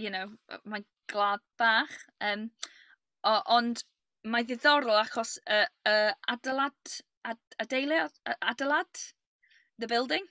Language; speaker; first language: Welsh; non-native, learner; English